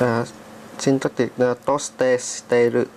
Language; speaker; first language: Japanese; non-native, learner; Vietnamese